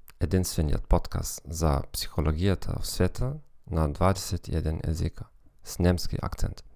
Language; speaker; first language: Bulgarian; non-native, learner; German